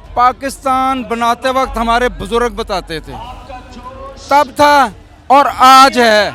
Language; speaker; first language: Urdu; non-native, local second language; Punjabi